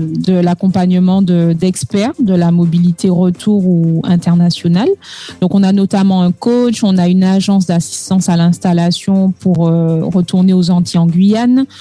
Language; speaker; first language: French; native; French